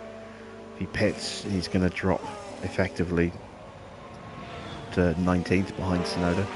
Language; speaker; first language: English; native; English